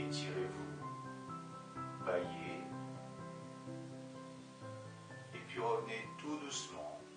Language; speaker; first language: French; native; French